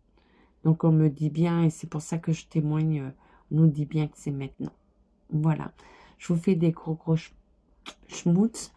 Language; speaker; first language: French; native; French